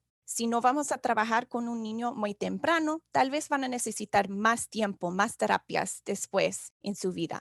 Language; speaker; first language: Spanish; non-native, fluent; English